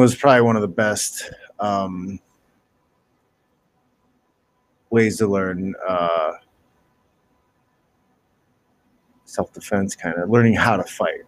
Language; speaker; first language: English; native; English